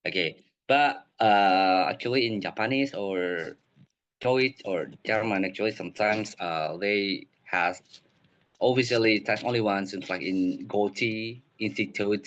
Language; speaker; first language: English; non-native, learner; Indonesian